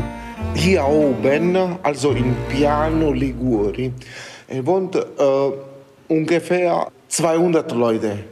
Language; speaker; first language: German; non-native, learner; Italian